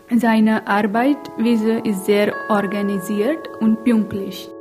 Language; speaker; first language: German; non-native, learner; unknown